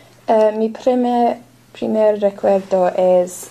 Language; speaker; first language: Spanish; non-native, learner; English